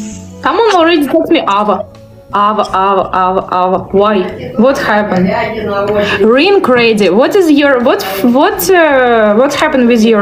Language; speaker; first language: English; non-native, learner; Russian